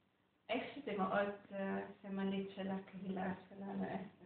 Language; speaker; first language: Hebrew; non-native, learner; English